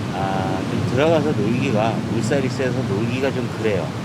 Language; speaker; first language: Korean; native; Korean